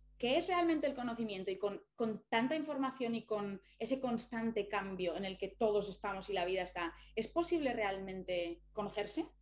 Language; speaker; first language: Spanish; native; Spanish